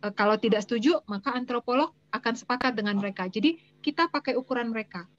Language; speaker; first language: Indonesian; native; Indonesian